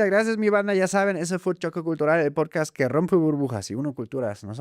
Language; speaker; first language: Spanish; non-native, fluent; German